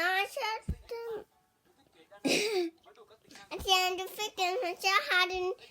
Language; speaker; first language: Danish; early bilingual, other home language; Vietnamese